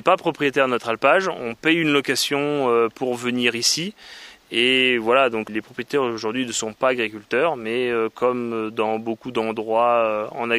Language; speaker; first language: French; native; French